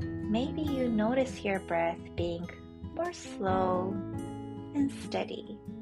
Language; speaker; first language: English; non-native, fluent; Japanese